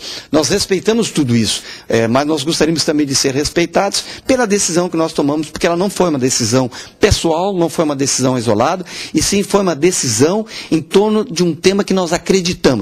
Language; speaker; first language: Portuguese; native; Portuguese